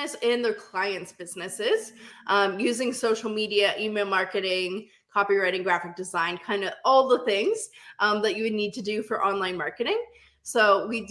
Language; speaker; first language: English; native; English